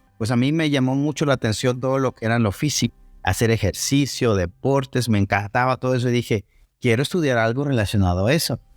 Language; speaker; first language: Spanish; non-native, local second language; Zapotec